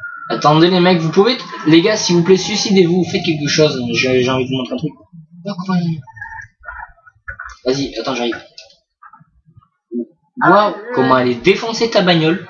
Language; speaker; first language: French; native; French